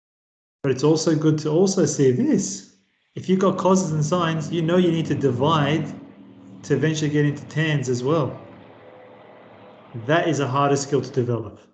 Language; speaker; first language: English; native; English